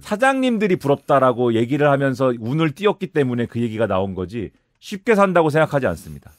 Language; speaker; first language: Korean; native; Korean